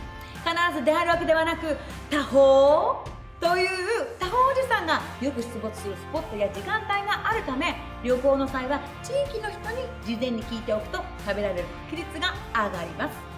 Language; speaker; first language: Japanese; non-native, fluent; Filipino